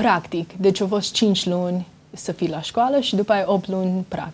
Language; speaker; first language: Romanian; early bilingual, heritage; Romanian